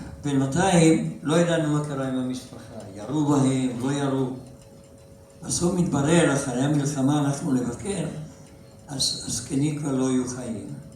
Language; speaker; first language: Hebrew; non-native, fluent; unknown